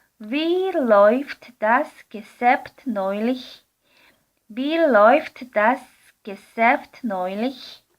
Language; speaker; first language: German; non-native, learner; Korean